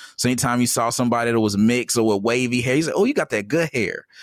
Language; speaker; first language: English; native; English